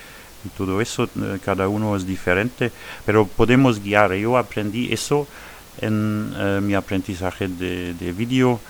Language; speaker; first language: Spanish; non-native, fluent; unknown